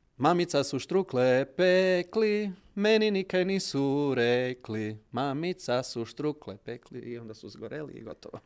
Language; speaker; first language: Croatian; native; Croatian